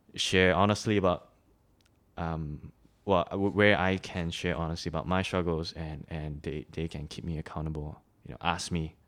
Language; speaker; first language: English; non-native, local second language; Chinese